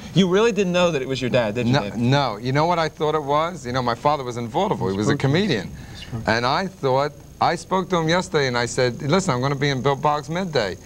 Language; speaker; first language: English; native; English